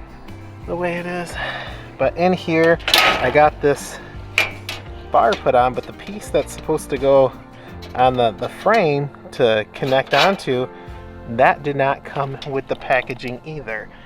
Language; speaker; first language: English; native; English